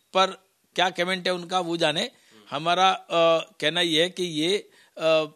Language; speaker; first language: Hindi; native; Hindi